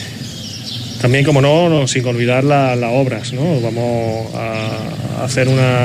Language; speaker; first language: Spanish; native; Spanish